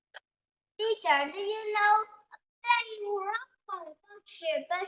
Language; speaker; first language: English; non-native, learner; Vietnamese